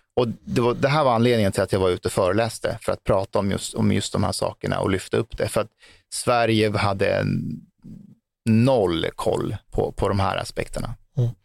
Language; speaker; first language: Swedish; early bilingual, other home language; Persian